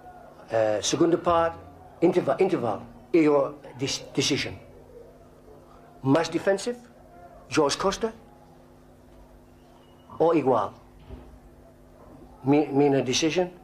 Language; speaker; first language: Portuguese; non-native, learner; English